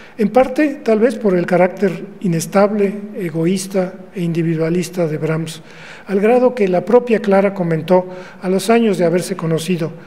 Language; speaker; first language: Spanish; native; Spanish